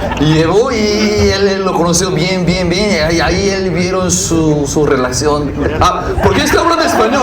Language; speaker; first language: Spanish; non-native, fluent; Korean